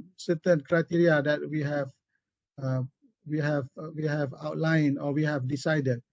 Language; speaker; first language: English; non-native, local second language; Malay